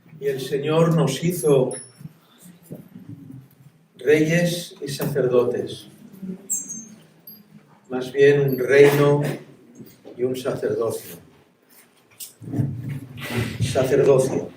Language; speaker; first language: Spanish; native; Spanish